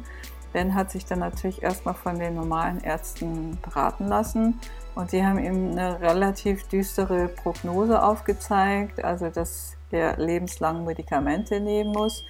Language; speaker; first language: German; native; German